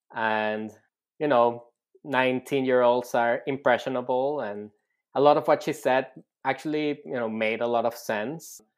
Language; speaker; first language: English; non-native, fluent; Spanish